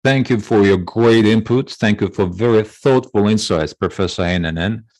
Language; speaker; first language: English; non-native, fluent; Azerbaijani